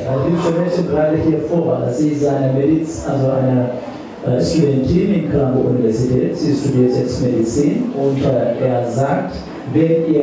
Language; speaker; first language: German; non-native, fluent; Sinhala